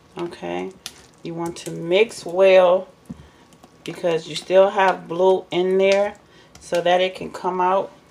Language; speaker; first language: English; native; English